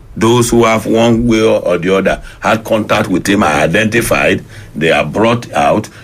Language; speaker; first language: English; non-native, local second language; Yoruba